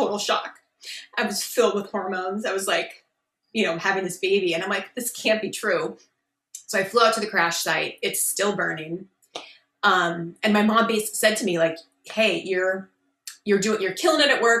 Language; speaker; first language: English; native; English